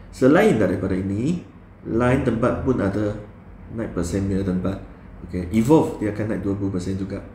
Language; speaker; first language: Malay; non-native, local second language; Chinese